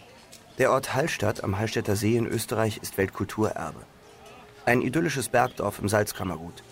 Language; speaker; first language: German; native; German